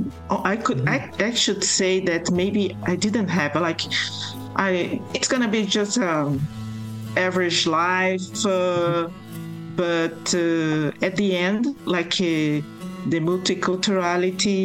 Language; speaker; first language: English; non-native, fluent; Portuguese